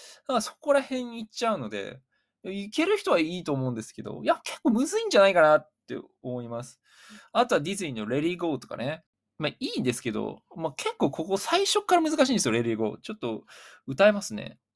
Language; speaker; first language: Japanese; native; Japanese